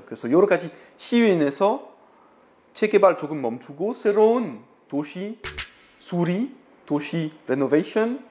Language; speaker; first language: Korean; non-native, fluent; French